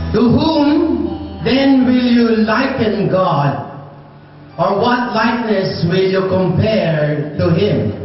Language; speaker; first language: English; non-native, local second language; Filipino